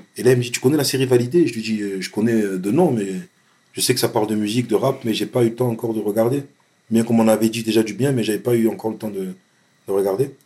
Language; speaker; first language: French; native; French